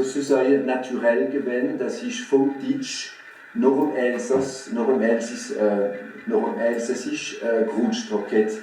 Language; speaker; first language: German; non-native, fluent; French